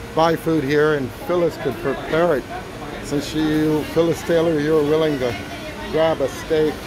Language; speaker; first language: English; native; English